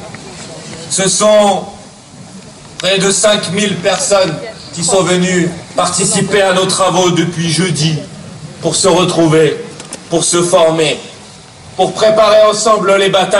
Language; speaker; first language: French; native; French